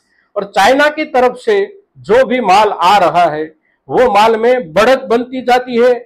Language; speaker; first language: Hindi; non-native, local second language; Gujarati